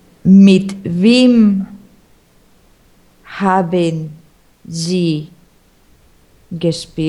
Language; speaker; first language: German; non-native, learner; Spanish